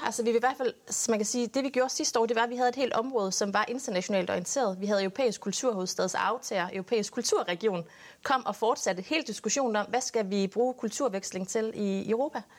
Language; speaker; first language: Danish; native; Danish